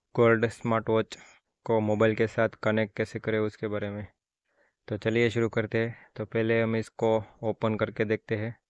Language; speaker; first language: Hindi; non-native, local second language; Gujarati